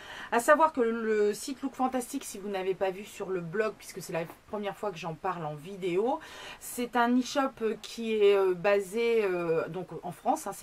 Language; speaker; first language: French; native; French